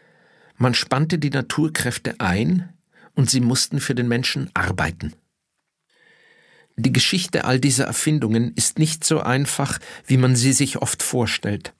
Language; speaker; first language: German; native; German